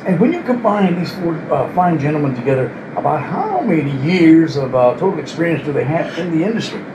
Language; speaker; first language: English; early bilingual, other home language; Spanish